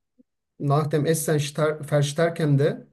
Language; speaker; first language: German; non-native, learner; Turkish